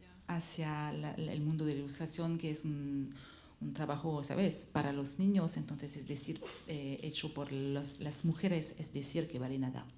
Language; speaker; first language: Spanish; non-native, learner; French